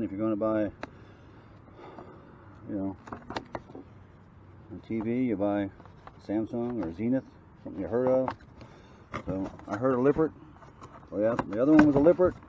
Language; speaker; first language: English; native; English